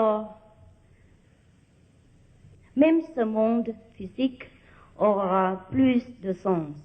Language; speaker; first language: French; non-native, fluent; Vietnamese